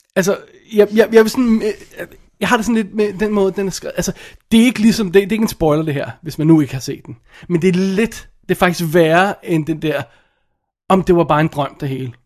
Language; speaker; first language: Danish; native; Danish